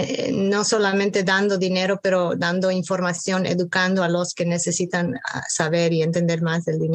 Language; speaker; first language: Spanish; early bilingual, heritage; Spanish